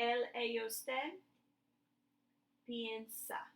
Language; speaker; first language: Spanish; non-native, fluent; English